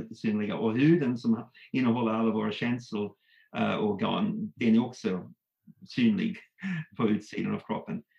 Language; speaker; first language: Swedish; non-native, fluent; English